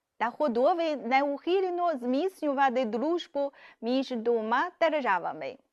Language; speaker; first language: Ukrainian; non-native, fluent; Chinese